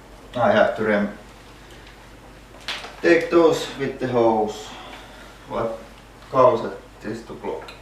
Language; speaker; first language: English; non-native, fluent; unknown